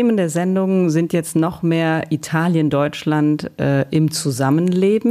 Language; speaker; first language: German; early bilingual, other home language; Italian